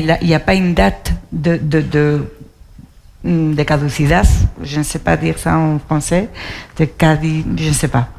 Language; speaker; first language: French; non-native, fluent; Spanish